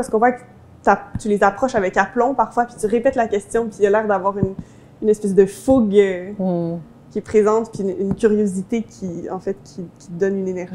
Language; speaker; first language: French; native; French